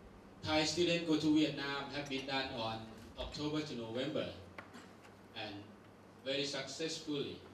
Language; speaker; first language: English; non-native, learner; Thai